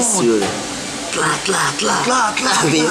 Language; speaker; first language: French; non-native, fluent; Portuguese